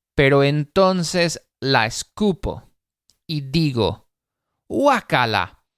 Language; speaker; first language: Spanish; non-native, fluent; English